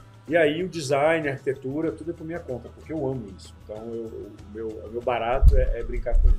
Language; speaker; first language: Portuguese; native; Portuguese